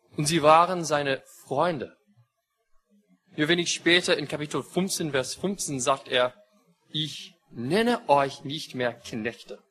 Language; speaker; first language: German; non-native, fluent; English